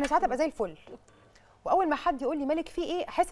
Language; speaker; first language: Arabic; native; Arabic